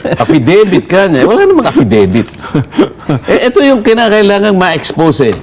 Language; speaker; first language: Filipino; non-native, local second language; Pampanga